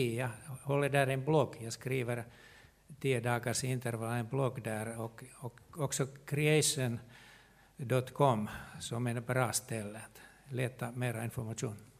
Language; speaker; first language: Swedish; non-native, local second language; Finnish